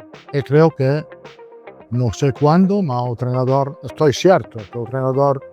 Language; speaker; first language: Spanish; non-native, fluent; Italian